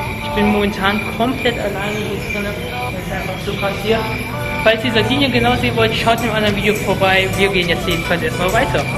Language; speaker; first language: German; native; German